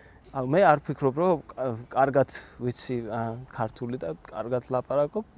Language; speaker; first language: Georgian; non-native, learner; Persian